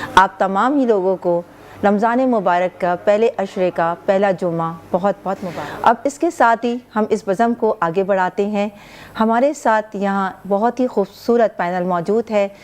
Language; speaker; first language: Urdu; native; Urdu